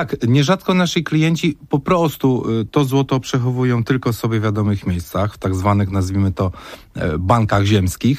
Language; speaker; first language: Polish; native; Polish